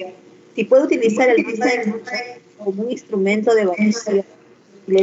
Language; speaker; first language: Spanish; native; Spanish